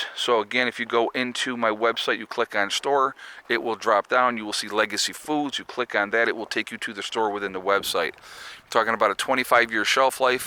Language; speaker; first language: English; native; English